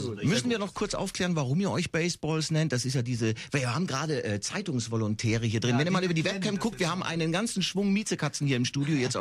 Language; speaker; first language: German; native; German